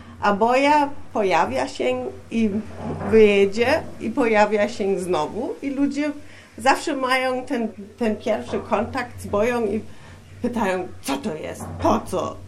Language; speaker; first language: Polish; non-native, fluent; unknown